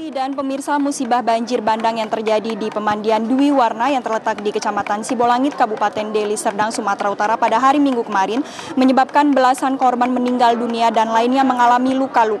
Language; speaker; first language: Indonesian; native; Indonesian